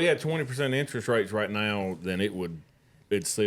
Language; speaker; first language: English; native; English